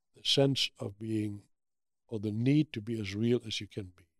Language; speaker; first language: English; early bilingual, other home language; German